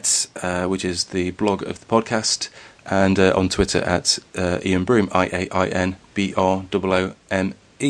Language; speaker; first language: English; native; English